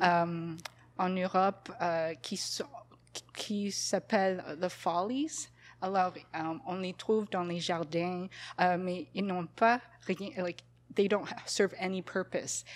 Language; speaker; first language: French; non-native, local second language; English